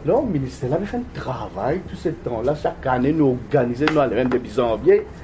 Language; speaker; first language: French; non-native, local second language; Morisyen